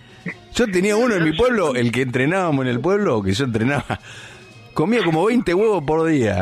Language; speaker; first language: Spanish; native; Spanish